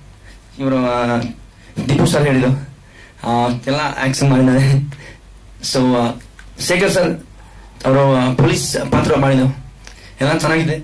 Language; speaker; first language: Kannada; non-native, learner; Hindi